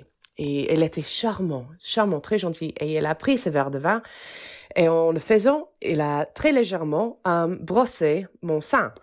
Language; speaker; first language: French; non-native, fluent; English